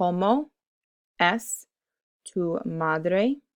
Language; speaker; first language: Spanish; non-native, fluent; English